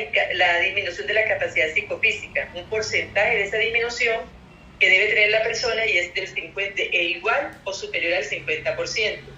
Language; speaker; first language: Spanish; native; Spanish